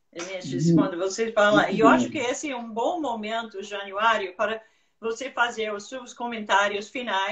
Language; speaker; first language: Portuguese; non-native, fluent; English